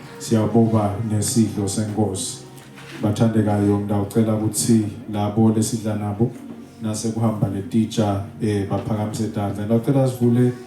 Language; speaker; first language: Zulu; non-native, local second language; Swati